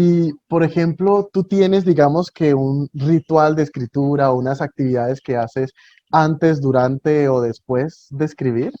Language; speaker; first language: Spanish; native; Spanish